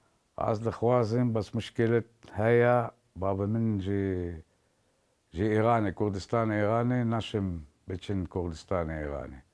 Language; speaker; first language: Kurdish; early bilingual, heritage; Kurdish